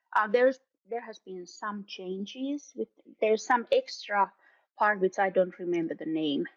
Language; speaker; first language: English; non-native, fluent; Finnish